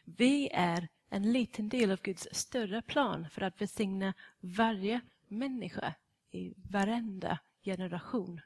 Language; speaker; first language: Swedish; non-native, fluent; English